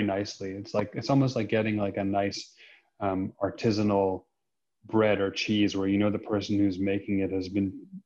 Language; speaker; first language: English; native; English